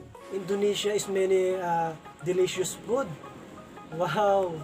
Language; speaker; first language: English; non-native, local second language; Filipino